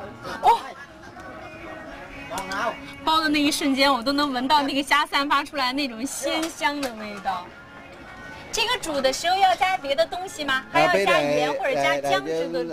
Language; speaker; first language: Chinese; native; Chinese